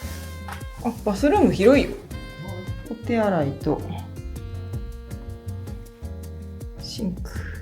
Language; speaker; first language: Japanese; native; Japanese